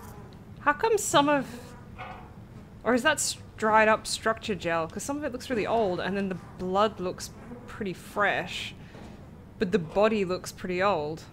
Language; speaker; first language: English; native; English